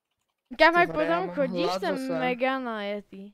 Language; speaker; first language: Czech; native; Czech